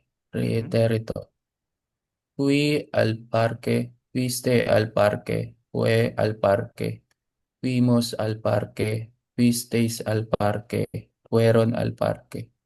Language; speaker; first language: Spanish; non-native, learner; Filipino